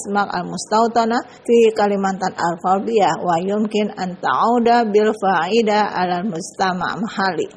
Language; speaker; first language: Arabic; non-native, learner; Indonesian